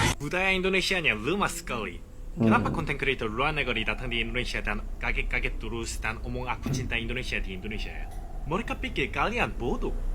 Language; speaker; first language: Indonesian; non-native, fluent; Korean